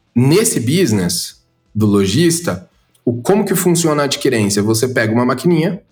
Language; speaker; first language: Portuguese; native; Portuguese